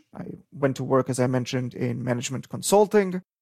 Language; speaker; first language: English; non-native, fluent; Hebrew